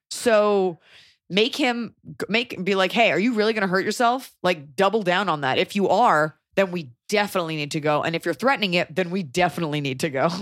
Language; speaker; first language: English; native; English